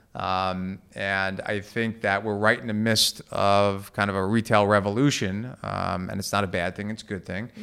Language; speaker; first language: English; native; English